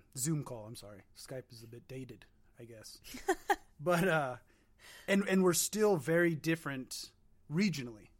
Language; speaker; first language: English; native; English